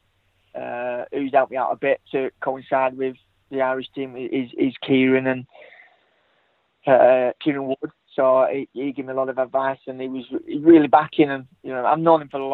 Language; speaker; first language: English; native; English